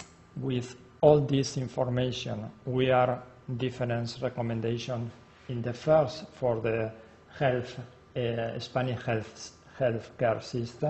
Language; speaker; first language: English; non-native, learner; Spanish